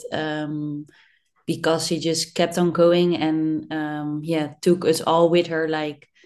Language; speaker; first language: English; non-native, fluent; Dutch